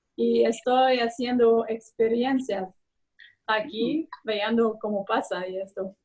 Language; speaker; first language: Spanish; non-native, fluent; French